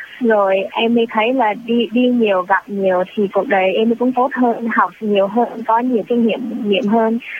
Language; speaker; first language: Vietnamese; early bilingual, heritage; Vietnamese